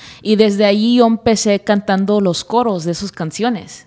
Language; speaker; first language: Spanish; early bilingual, heritage; Spanish